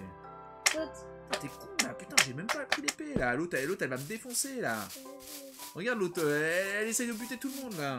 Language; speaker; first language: French; native; French